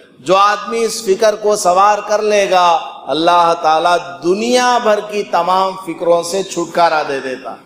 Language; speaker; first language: Urdu; native; Urdu